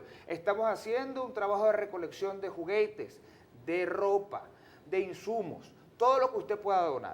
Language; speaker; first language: Spanish; native; Spanish